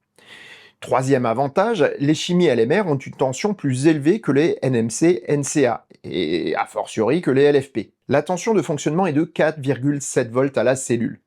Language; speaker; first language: French; native; French